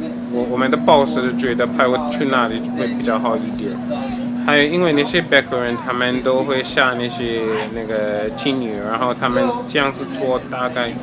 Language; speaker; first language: Chinese; non-native, fluent; English